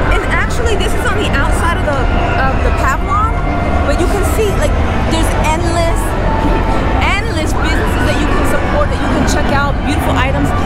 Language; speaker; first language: English; native; English